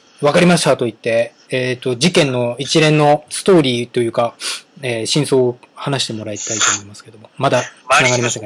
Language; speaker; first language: Japanese; native; Japanese